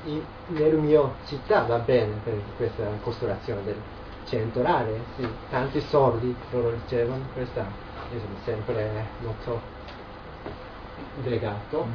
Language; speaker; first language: Italian; non-native, learner; Japanese